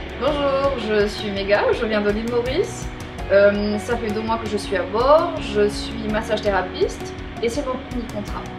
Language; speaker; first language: French; non-native, local second language; Morisyen